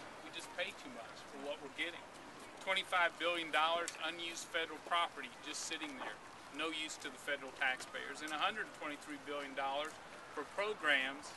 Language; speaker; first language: English; native; English